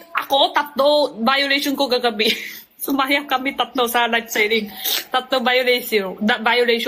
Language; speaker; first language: Filipino; non-native, learner; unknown